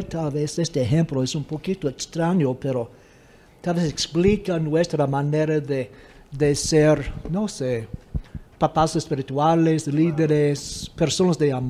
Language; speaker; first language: Spanish; non-native, fluent; English